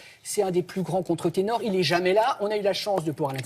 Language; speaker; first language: French; native; French